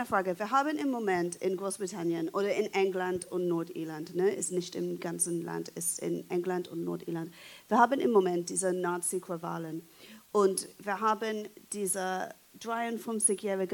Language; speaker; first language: German; non-native, fluent; English